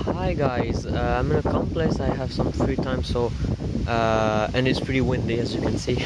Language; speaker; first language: English; non-native, fluent; French